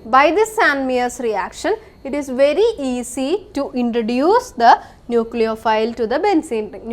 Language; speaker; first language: English; non-native, local second language; Malayalam